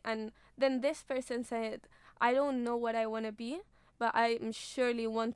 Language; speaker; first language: English; non-native, fluent; Spanish